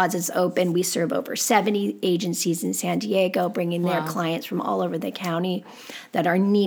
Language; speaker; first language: English; native; English